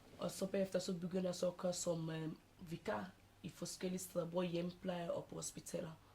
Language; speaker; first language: Danish; early bilingual, other home language; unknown